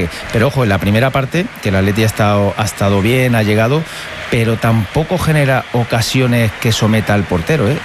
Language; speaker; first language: Spanish; native; Spanish